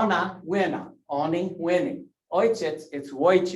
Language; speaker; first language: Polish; non-native, learner; English